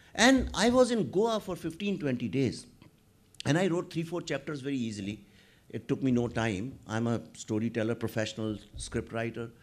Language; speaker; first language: English; non-native, local second language; Hindi